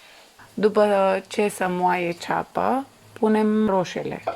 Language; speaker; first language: Romanian; non-native, learner; Arabic